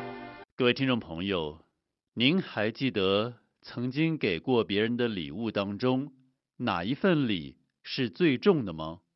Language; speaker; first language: Chinese; native; Chinese